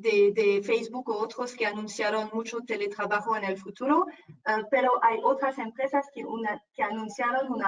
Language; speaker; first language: Spanish; non-native, fluent; French